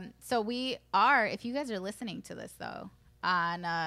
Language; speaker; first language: English; early bilingual, other home language; Spanish